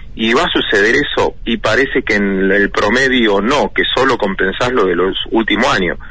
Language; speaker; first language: Spanish; native; Spanish